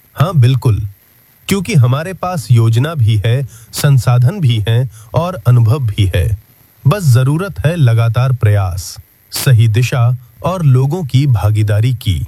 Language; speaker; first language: Hindi; native; Hindi